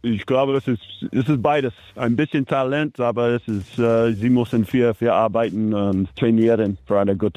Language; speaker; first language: German; non-native, fluent; English